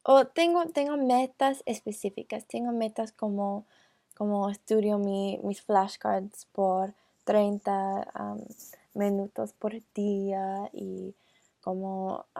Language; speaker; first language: Spanish; non-native, learner; English